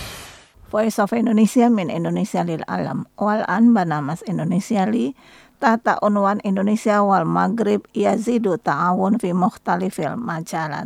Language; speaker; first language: Arabic; non-native, fluent; Indonesian